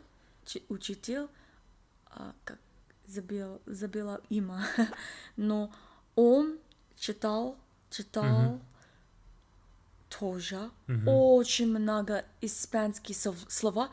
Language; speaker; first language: Russian; non-native, learner; English